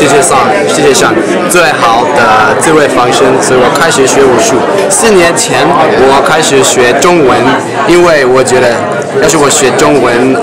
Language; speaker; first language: Chinese; non-native, learner; English